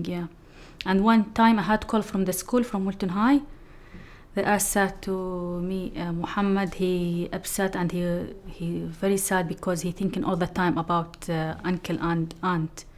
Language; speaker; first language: English; non-native, learner; Arabic